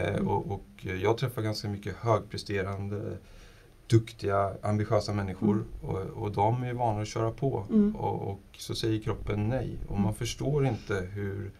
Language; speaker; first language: Swedish; non-native, fluent; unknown